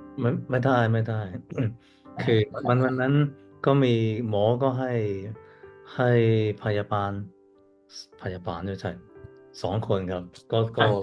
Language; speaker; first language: Thai; non-native, learner; Cantonese